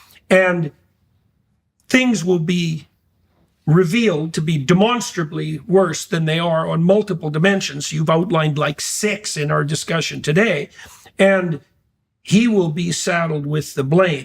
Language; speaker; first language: English; native; English